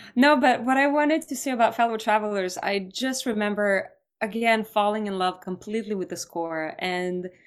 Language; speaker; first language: English; non-native, fluent; Serbian